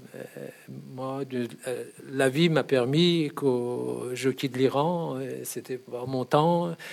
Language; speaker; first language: French; non-native, fluent; Persian